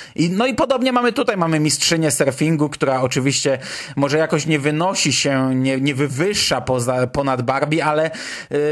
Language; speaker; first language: Polish; native; Polish